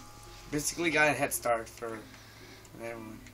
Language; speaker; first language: English; native; English